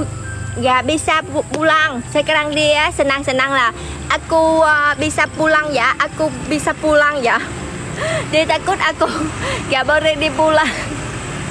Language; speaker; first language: Indonesian; non-native, learner; Vietnamese